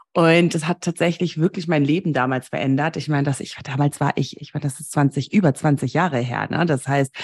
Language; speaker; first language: German; early bilingual, heritage; German